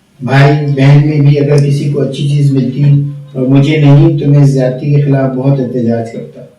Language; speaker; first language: Urdu; native; Urdu